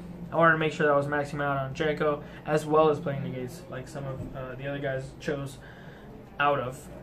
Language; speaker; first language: English; native; English